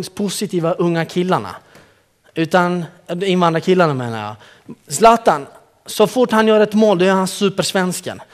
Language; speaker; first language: Swedish; early bilingual, other home language; Central Kurdish